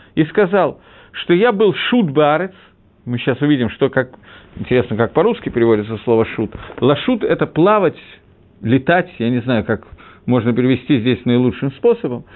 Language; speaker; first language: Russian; early bilingual, heritage; Russian